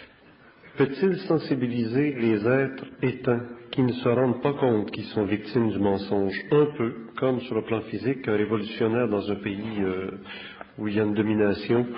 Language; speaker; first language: French; native; French